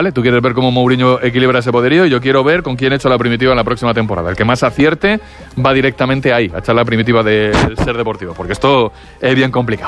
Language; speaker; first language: Spanish; native; Spanish